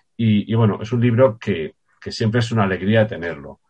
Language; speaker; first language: Spanish; native; Spanish